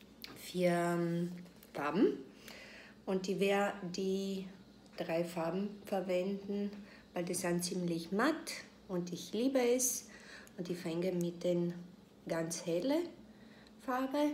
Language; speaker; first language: German; non-native, fluent; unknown